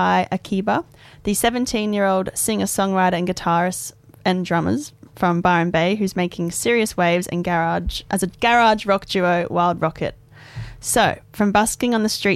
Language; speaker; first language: English; native; English